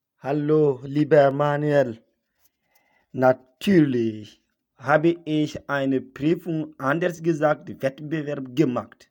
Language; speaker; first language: German; non-native, learner; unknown